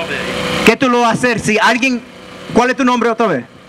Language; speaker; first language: Spanish; non-native, learner; English